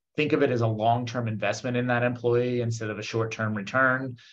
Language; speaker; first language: English; native; English